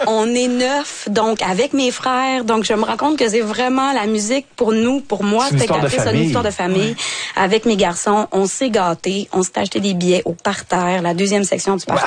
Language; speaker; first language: French; native; French